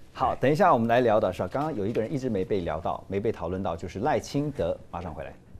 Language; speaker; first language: Chinese; native; Chinese